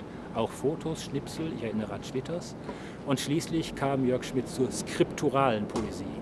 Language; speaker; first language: German; native; German